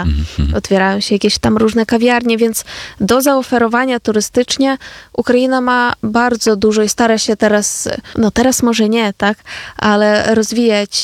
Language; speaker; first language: Polish; non-native, fluent; Ukrainian